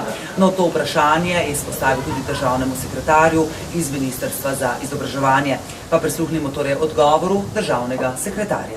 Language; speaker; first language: Slovenian; native; Slovenian